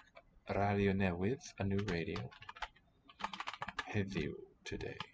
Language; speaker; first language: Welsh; non-native, learner; English